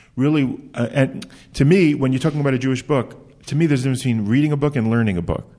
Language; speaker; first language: English; native; English